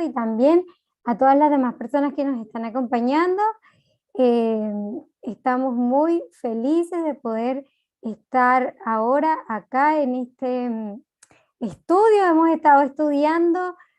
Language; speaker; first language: Spanish; native; Spanish